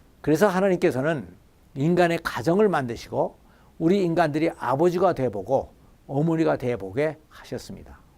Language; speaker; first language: Korean; native; Korean